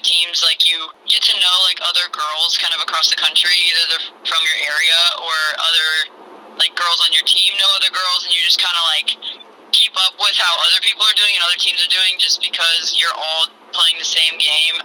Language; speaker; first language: English; native; English